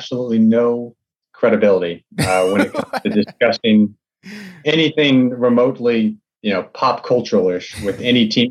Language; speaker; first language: English; native; English